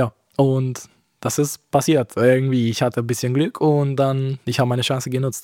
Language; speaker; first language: German; non-native, fluent; Romanian